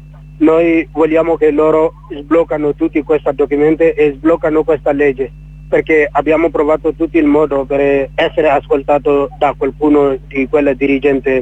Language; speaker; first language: Italian; non-native, learner; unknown